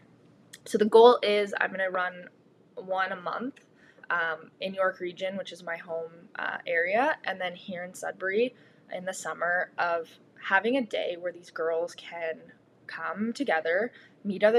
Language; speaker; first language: English; native; English